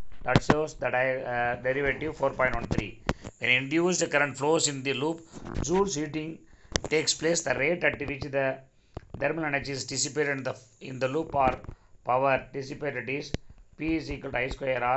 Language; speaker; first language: English; non-native, local second language; Tamil